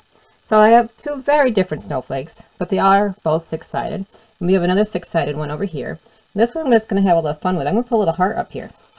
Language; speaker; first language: English; native; English